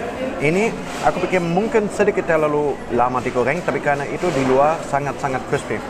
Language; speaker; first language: Indonesian; non-native, fluent; German